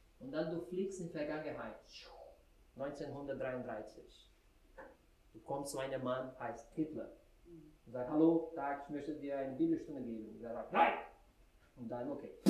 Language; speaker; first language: German; non-native, fluent; Portuguese